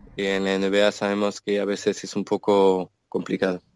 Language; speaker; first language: Portuguese; non-native, learner; French